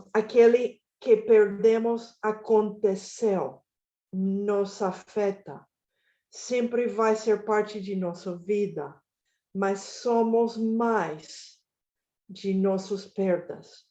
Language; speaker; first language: Portuguese; non-native, fluent; Spanish